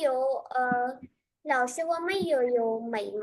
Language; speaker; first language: Chinese; non-native, learner; Urdu